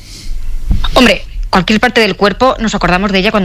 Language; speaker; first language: Spanish; native; Spanish